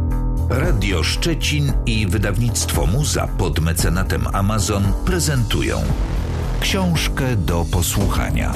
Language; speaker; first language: Polish; native; Polish